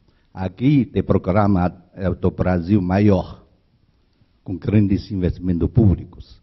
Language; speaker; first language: Portuguese; non-native, learner; Chinese